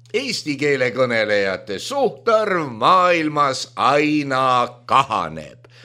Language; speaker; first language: Estonian; native; Estonian